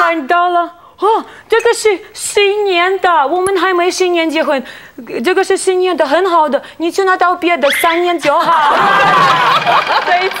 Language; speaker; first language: Chinese; non-native, learner; Russian